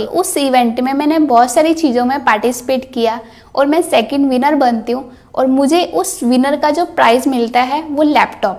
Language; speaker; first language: Hindi; native; Hindi